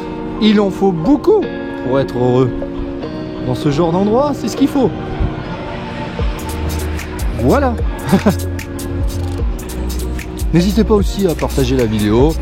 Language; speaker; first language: French; native; French